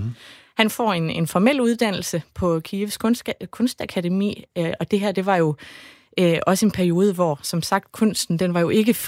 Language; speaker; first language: Danish; native; Danish